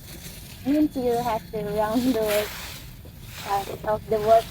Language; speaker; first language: English; non-native, learner; Indonesian